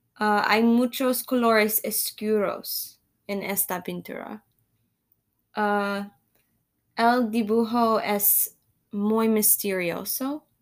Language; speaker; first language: Spanish; non-native, learner; English